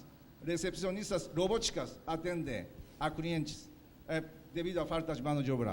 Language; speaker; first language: Portuguese; non-native, fluent; Japanese